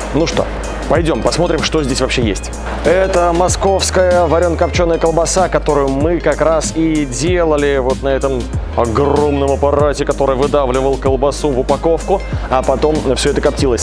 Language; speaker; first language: Russian; native; Russian